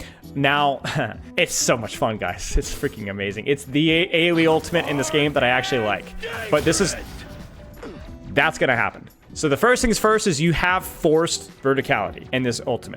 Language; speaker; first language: English; native; English